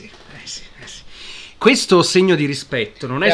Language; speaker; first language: Italian; native; Italian